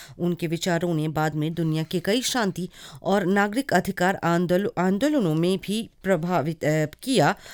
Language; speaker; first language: Hindi; non-native, local second language; Morisyen